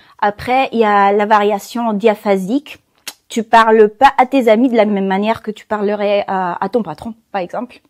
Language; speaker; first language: French; non-native, fluent; Spanish